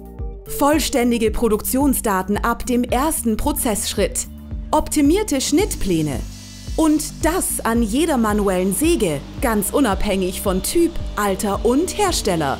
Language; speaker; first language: German; native; German